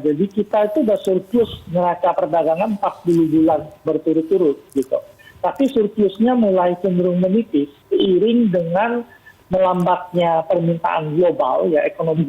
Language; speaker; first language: Indonesian; native; Indonesian